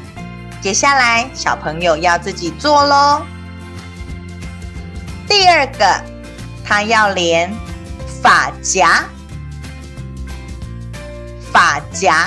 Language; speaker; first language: Chinese; native; Chinese